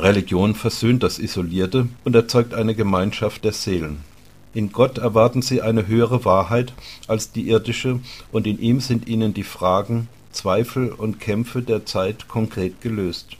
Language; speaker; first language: German; native; German